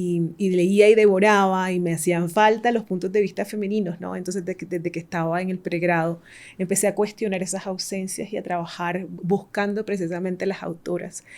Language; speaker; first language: Spanish; native; Spanish